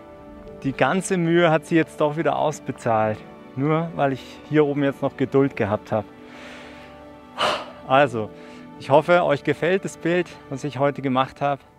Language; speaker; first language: German; native; German